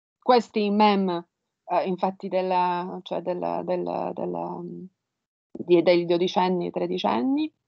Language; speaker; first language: Italian; non-native, fluent; Polish